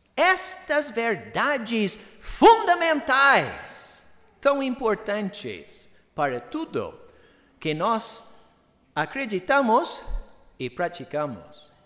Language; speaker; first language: Portuguese; non-native, fluent; English